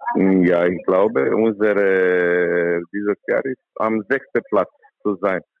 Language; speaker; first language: German; non-native, learner; Romanian